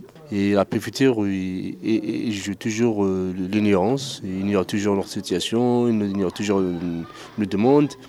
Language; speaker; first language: French; non-native, fluent; Arabic